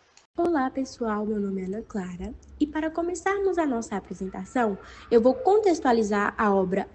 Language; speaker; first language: Portuguese; native; Portuguese